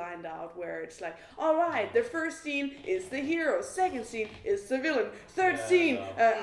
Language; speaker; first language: English; non-native, fluent; Danish